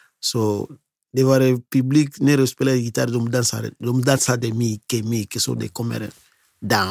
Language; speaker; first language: Swedish; non-native, learner; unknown